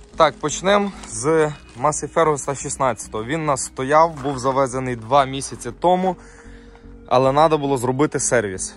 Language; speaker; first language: Ukrainian; non-native, local second language; Russian